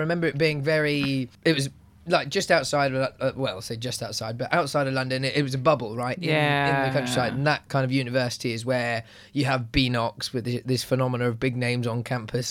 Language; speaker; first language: English; native; English